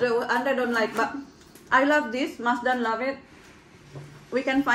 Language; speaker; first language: English; non-native, fluent; Indonesian